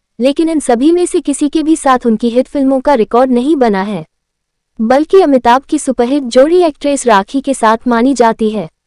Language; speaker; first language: Hindi; native; Hindi